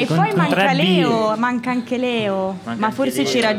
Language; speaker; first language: Italian; native; Italian